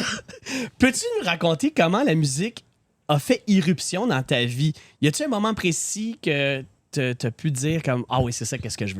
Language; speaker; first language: French; native; French